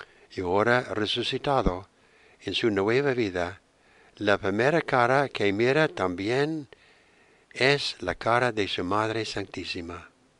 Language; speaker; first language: Spanish; non-native, fluent; English